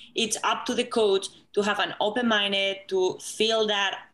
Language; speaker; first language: English; non-native, fluent; Spanish